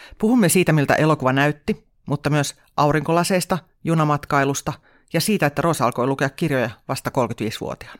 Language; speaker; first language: Finnish; native; Finnish